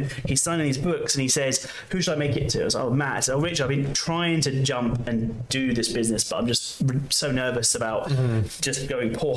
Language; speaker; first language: English; native; English